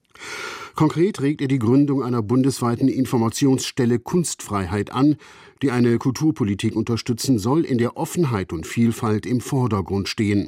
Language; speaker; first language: German; native; German